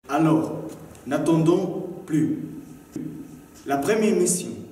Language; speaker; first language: French; non-native, learner; Dutch